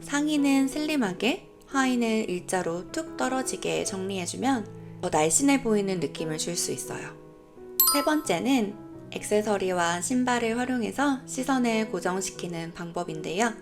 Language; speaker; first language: Korean; native; Korean